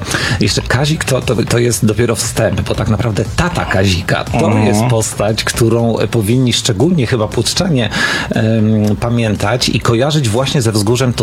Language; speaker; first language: Polish; native; Polish